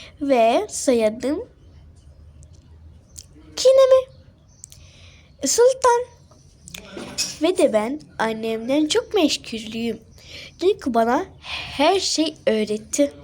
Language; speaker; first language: Turkish; early bilingual, other home language; Arabic